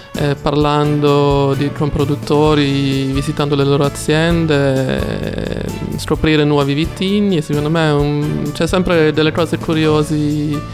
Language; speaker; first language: Italian; non-native, fluent; Swedish